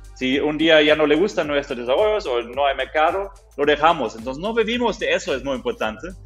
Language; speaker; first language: Spanish; non-native, fluent; German